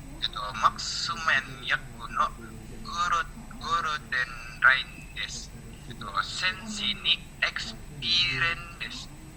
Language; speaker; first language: Japanese; non-native, learner; Indonesian